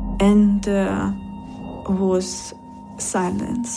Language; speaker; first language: English; non-native, learner; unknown